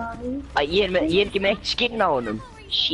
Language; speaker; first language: Icelandic; early bilingual, other home language; Norwegian